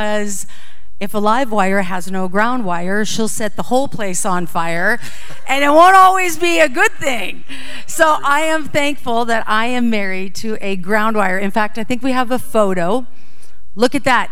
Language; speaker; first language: English; early bilingual, other home language; Dutch